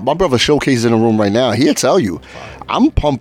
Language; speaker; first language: English; early bilingual, other home language; Spanish